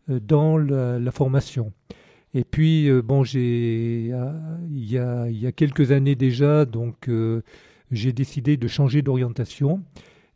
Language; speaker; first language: French; native; French